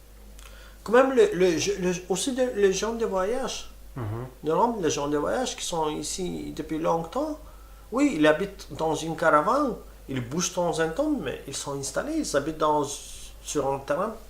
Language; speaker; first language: French; non-native, fluent; Romany